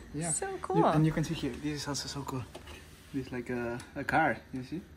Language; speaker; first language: English; non-native, fluent; Spanish